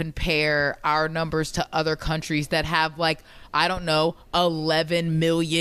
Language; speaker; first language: English; native; English